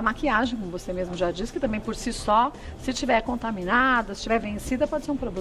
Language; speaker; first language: Portuguese; native; Portuguese